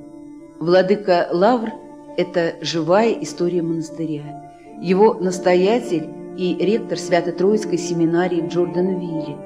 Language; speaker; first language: Russian; native; Russian